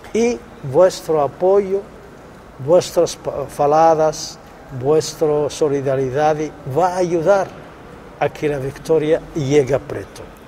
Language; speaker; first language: Spanish; non-native, local second language; Arabic